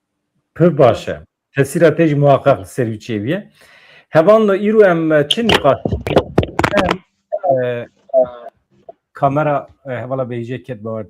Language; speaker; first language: Kurdish; native; Kurdish